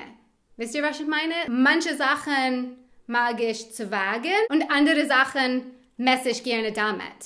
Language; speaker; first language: German; non-native, fluent; English